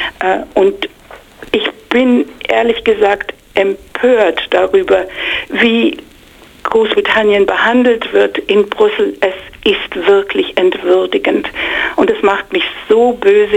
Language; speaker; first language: German; non-native, fluent; English